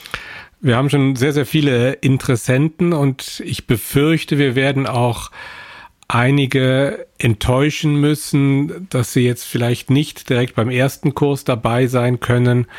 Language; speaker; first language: German; native; German